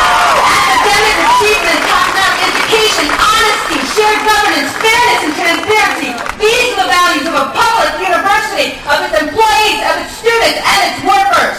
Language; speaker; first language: English; native; English